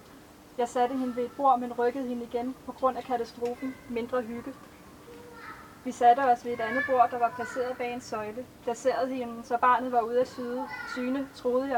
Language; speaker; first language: Danish; native; Danish